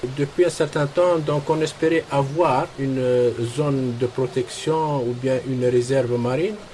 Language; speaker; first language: French; non-native, local second language; Arabic